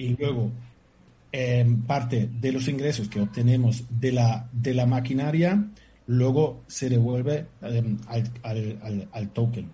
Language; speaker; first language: Spanish; non-native, fluent; German